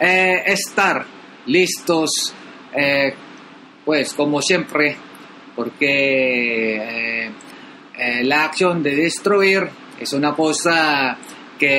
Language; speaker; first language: Spanish; non-native, learner; Filipino